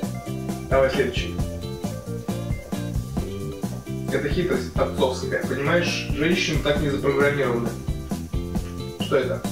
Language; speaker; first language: Russian; native; Russian